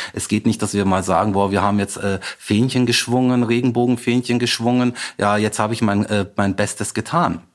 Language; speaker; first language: German; native; German